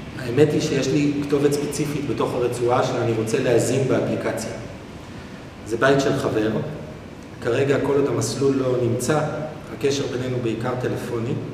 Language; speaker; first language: Hebrew; native; Hebrew